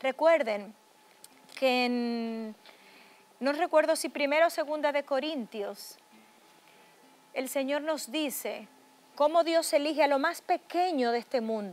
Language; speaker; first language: Spanish; native; Spanish